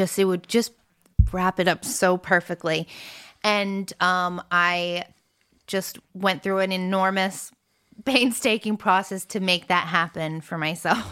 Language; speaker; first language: English; early bilingual, other home language; French